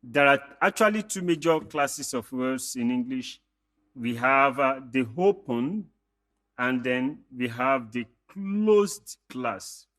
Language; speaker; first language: English; non-native, local second language; Yoruba